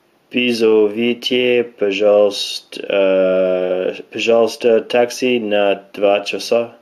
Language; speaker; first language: Russian; non-native, learner; English